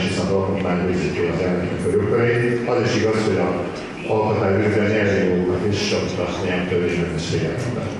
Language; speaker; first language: Hungarian; native; Hungarian